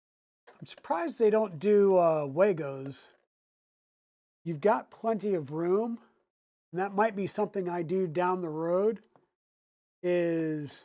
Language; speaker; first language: English; native; English